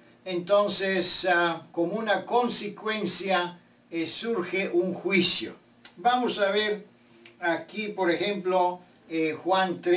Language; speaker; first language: Spanish; non-native, fluent; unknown